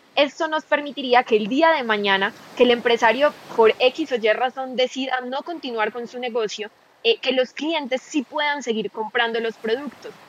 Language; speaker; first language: Spanish; native; Spanish